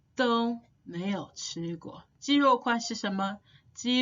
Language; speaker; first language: Chinese; non-native, fluent; English